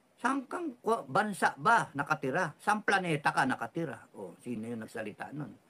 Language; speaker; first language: Filipino; non-native, local second language; Cebuano